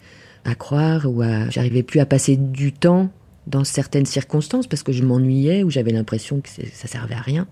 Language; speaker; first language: French; native; French